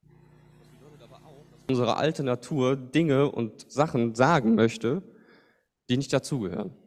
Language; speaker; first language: German; native; German